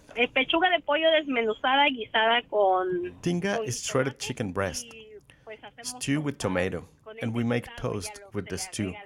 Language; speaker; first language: English; non-native, fluent; Spanish